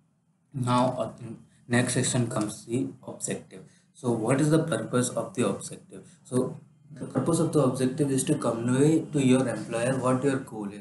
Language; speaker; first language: English; non-native, local second language; Hindi